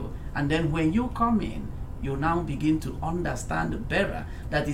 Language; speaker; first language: English; non-native, local second language; Igbo